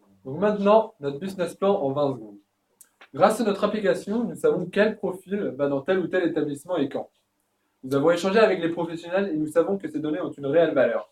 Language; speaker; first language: French; native; French